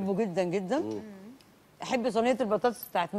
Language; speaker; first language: Arabic; native; Arabic